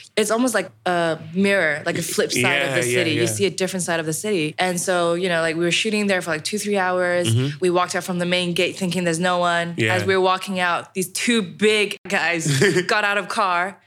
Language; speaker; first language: English; non-native, local second language; Cantonese